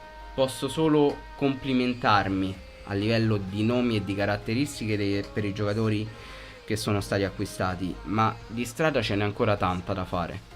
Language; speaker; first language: Italian; native; Italian